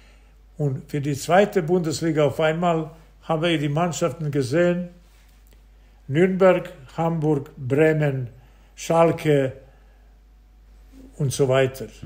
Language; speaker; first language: German; non-native, fluent; Serbian